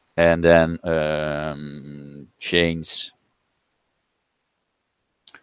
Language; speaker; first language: English; non-native, fluent; Dutch